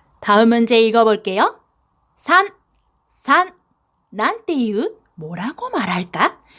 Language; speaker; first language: Korean; non-native, fluent; Japanese